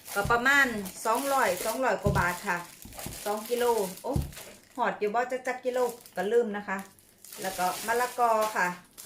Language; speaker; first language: Thai; native; Thai